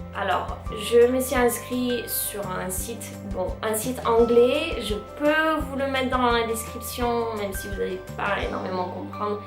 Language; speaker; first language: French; non-native, fluent; English